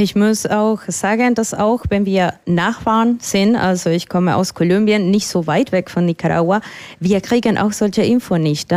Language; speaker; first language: German; non-native, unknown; Spanish